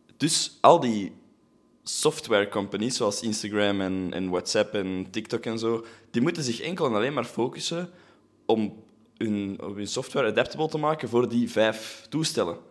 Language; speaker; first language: Dutch; native; Dutch